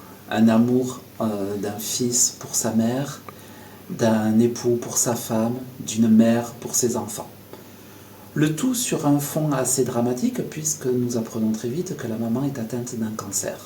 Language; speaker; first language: French; native; French